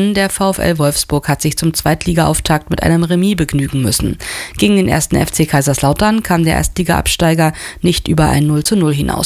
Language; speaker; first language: German; native; German